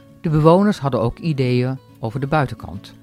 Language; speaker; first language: Dutch; native; Dutch